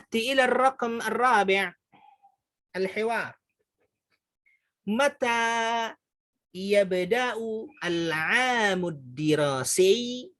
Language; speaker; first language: Arabic; non-native, fluent; Indonesian